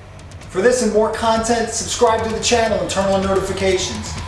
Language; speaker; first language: English; native; English